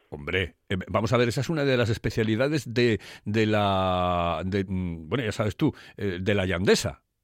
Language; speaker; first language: Spanish; native; Spanish